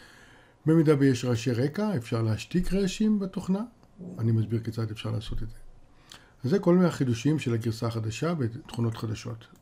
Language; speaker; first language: Hebrew; native; Hebrew